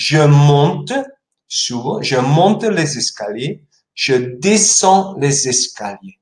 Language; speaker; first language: French; non-native, fluent; Spanish